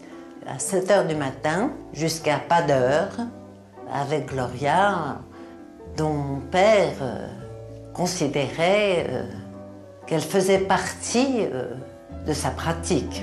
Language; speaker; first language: French; native; French